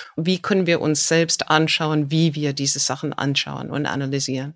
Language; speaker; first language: German; non-native, fluent; English